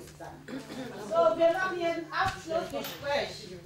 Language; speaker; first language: German; non-native, fluent; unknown